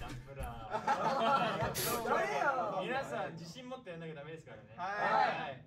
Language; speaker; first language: Japanese; native; Japanese